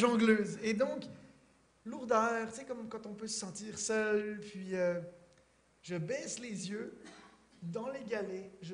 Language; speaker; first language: French; native; French